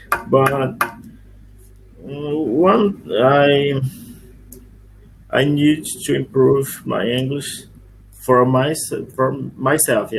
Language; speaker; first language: English; non-native, learner; Portuguese